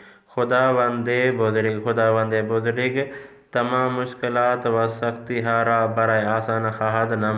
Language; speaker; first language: Persian; non-native, fluent; Urdu